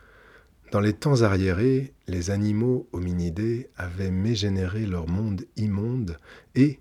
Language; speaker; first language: French; native; French